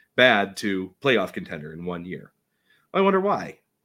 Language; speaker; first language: English; native; English